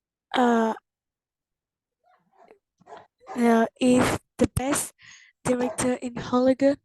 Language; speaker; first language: English; non-native, learner; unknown